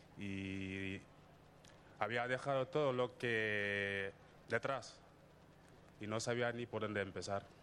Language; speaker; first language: Spanish; non-native, fluent; Wolof